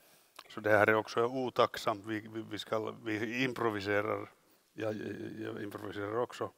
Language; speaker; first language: Swedish; non-native, local second language; Finnish